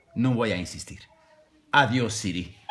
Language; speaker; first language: Spanish; non-native, learner; Portuguese